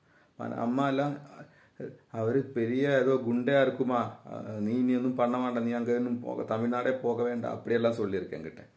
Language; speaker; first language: Tamil; non-native, learner; Malayalam